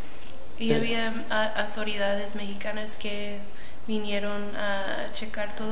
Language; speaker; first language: Spanish; early bilingual, other home language; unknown